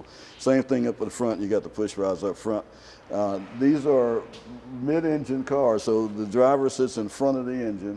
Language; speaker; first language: English; native; English